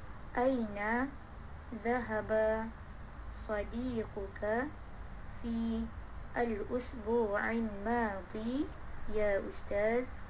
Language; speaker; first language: Arabic; non-native, learner; Malay